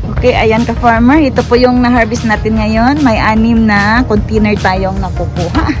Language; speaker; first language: Filipino; non-native, local second language; Cebuano